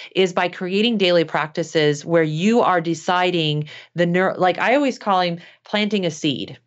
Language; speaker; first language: English; native; English